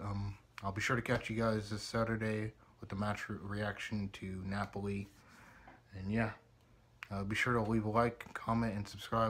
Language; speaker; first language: English; native; English